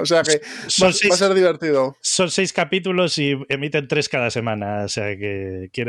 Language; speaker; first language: Spanish; native; Spanish